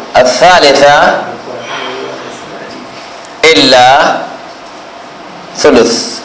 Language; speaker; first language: Arabic; non-native, fluent; Urdu